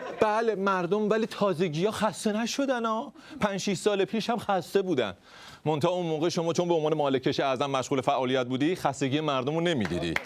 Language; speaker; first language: Persian; native; Persian